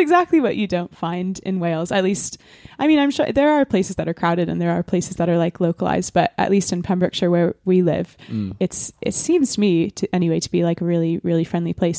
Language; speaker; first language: English; native; English